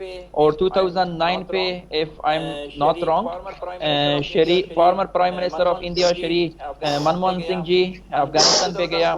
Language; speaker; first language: Hindi; non-native, fluent; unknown